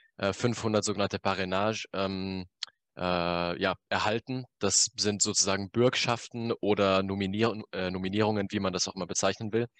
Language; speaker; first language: German; native; German